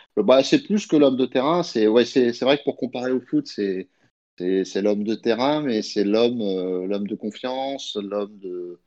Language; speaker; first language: French; early bilingual, other home language; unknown